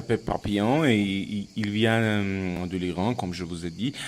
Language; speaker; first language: French; non-native, fluent; Persian